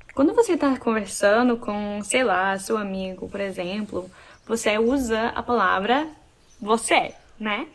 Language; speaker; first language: Portuguese; non-native, fluent; English